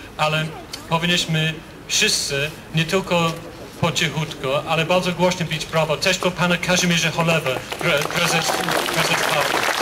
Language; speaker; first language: Polish; non-native, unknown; English